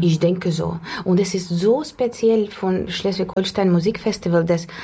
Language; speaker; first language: German; non-native, learner; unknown